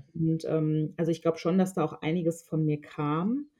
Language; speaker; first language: German; native; German